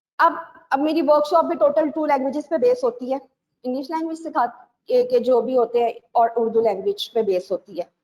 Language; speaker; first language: Urdu; native; Urdu